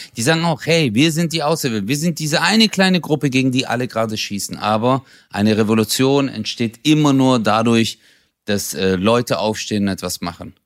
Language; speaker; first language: German; early bilingual, other home language; Turkish